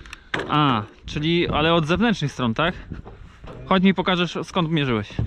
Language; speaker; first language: Polish; native; Polish